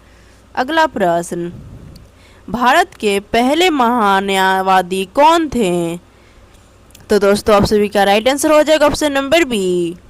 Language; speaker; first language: Hindi; native; Hindi